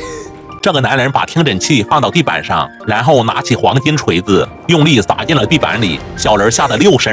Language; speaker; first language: Chinese; native; Chinese